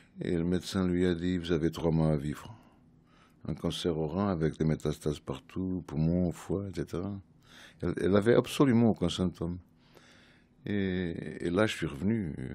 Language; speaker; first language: French; non-native, fluent; Portuguese